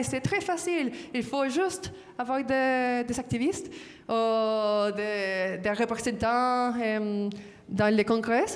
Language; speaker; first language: French; non-native, fluent; Spanish